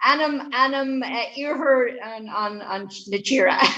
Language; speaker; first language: Irish; non-native, learner; English